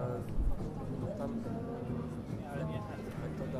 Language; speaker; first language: Polish; non-native, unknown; Italian